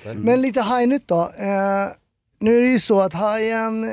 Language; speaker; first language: Swedish; early bilingual, other home language; German